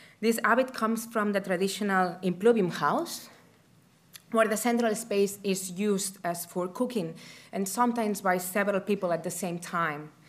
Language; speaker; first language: English; non-native, fluent; Catalan